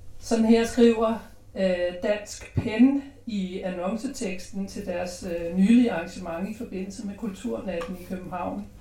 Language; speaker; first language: Danish; native; Danish